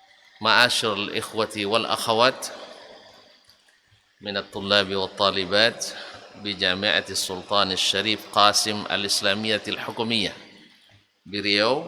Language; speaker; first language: Arabic; non-native, fluent; Indonesian